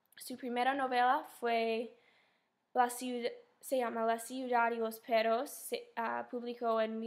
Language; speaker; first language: Spanish; non-native, fluent; English